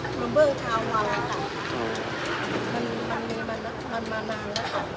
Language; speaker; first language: Thai; native; Thai